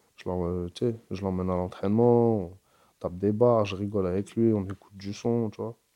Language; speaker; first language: French; early bilingual, other home language; Arabic